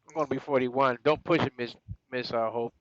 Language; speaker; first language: English; native; English